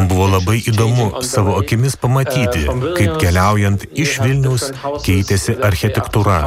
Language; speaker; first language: Lithuanian; non-native, fluent; German